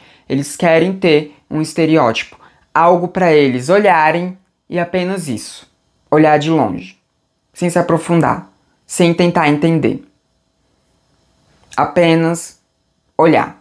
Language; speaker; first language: Portuguese; native; Portuguese